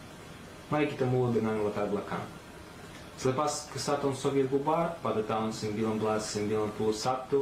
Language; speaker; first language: Malay; non-native, fluent; Russian